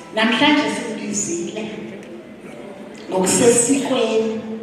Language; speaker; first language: Zulu; non-native, local second language; Xhosa